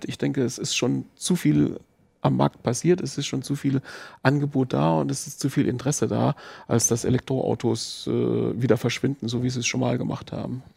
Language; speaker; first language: German; native; German